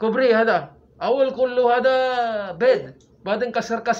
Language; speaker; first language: Arabic; non-native, learner; Filipino